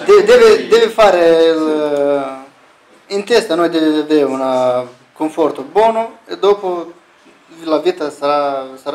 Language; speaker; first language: Italian; non-native, learner; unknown